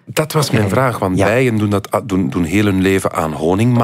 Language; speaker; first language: Dutch; native; Dutch